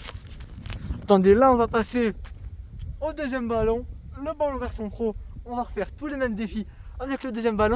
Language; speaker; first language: French; native; French